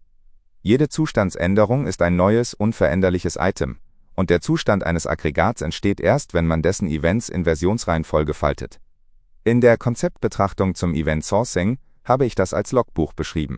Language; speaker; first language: German; native; German